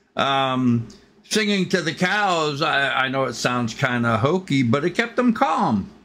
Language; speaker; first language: English; native; English